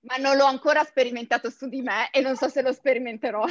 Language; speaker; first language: Italian; native; Italian